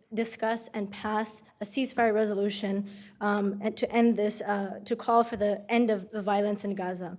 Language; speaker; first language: English; native; English